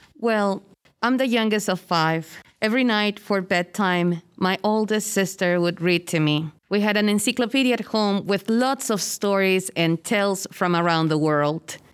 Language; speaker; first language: English; non-native, fluent; Spanish